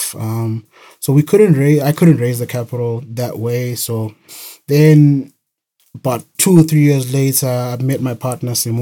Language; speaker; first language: English; non-native, local second language; Shona